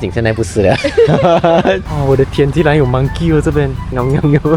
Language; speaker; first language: Chinese; native; Chinese